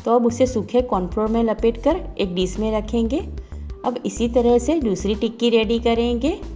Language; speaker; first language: Hindi; non-native, local second language; Gujarati